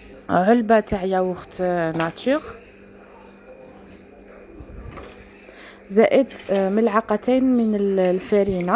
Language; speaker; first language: Arabic; native; Arabic